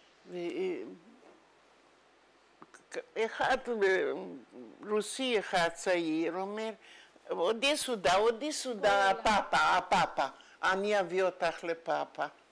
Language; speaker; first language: Hebrew; non-native, fluent; Yiddish